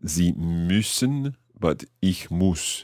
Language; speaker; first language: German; non-native, learner; English